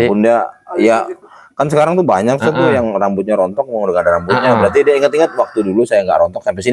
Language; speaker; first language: Indonesian; native; Indonesian